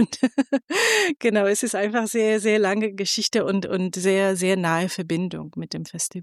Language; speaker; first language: German; non-native, fluent; Persian